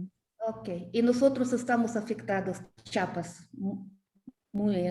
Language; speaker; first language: Spanish; non-native, learner; Russian